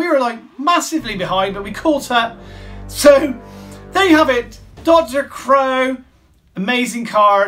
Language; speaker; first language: English; native; English